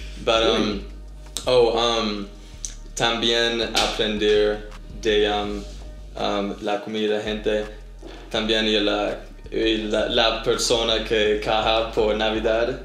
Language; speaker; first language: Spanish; non-native, learner; English